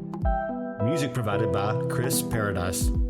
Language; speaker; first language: English; native; English